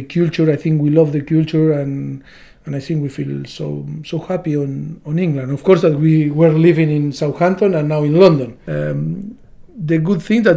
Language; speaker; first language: English; non-native, learner; Spanish